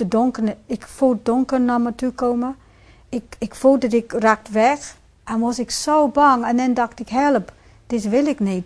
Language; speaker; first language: Dutch; non-native, fluent; English